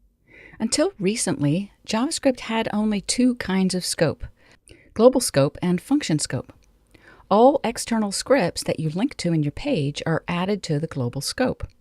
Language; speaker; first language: English; native; English